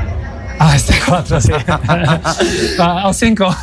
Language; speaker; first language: Spanish; non-native, learner; Polish